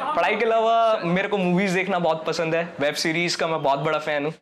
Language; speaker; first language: Hindi; native; Hindi